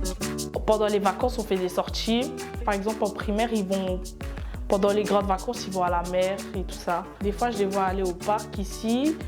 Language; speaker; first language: French; early bilingual, other home language; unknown